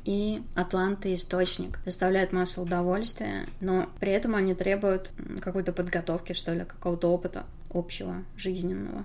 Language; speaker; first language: Russian; native; Russian